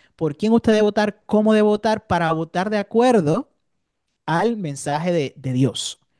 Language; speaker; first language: Spanish; native; Spanish